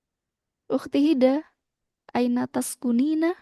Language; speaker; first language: Arabic; non-native, fluent; Indonesian